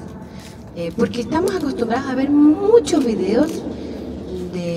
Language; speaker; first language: Spanish; native; Spanish